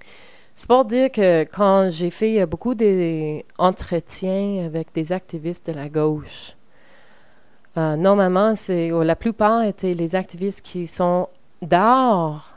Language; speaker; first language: French; non-native, learner; English